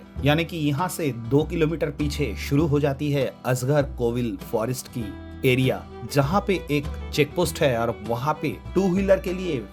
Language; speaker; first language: Hindi; non-native, local second language; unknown